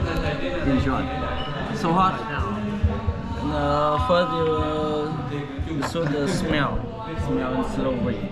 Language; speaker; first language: English; non-native, learner; Vietnamese